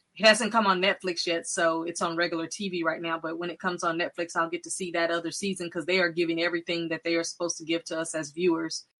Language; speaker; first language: English; native; English